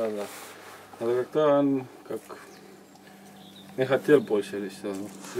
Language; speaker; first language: Russian; non-native, learner; Latvian